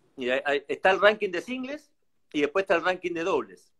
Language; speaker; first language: Spanish; native; Spanish